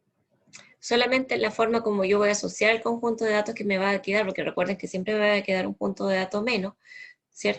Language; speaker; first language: Spanish; native; Spanish